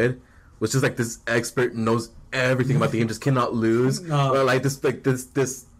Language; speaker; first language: English; early bilingual, other home language; Spanish